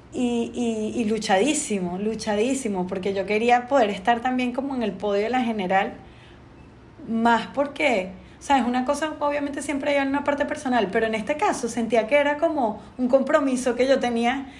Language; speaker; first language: Spanish; native; Spanish